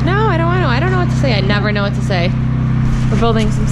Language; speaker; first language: English; native; English